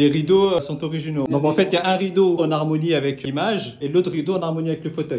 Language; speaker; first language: French; native; French